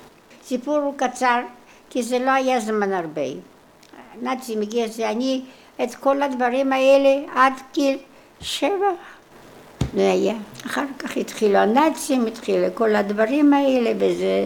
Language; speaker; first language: Hebrew; non-native, local second language; Polish